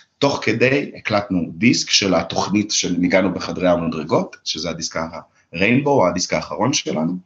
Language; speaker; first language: Hebrew; early bilingual, other home language; Russian